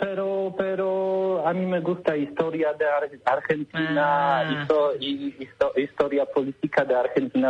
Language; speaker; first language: Spanish; non-native, learner; Polish